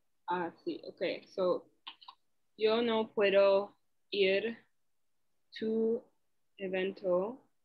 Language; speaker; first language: Spanish; non-native, learner; English